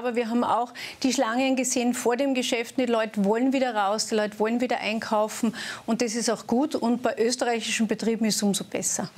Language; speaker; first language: German; native; German